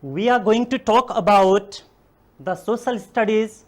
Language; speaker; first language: English; non-native, local second language; Nepali